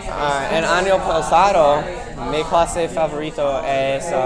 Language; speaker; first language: Spanish; non-native, learner; English